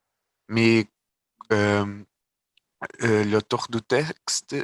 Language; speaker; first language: French; non-native, learner; Portuguese